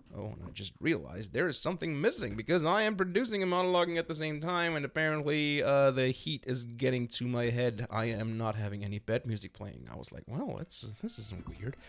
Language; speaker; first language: English; non-native, fluent; German